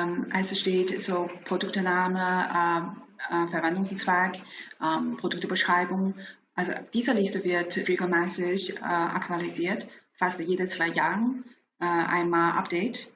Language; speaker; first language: German; non-native, fluent; Chinese